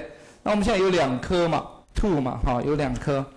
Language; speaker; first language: Chinese; native; Chinese